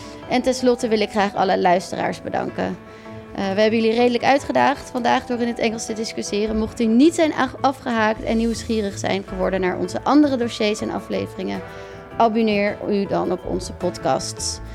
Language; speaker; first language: Dutch; native; Dutch